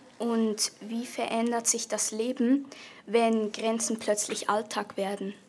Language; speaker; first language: German; native; German